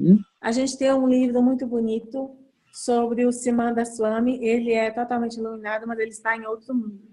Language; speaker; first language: Portuguese; native; Portuguese